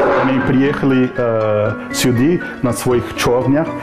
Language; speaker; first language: Ukrainian; non-native, learner; English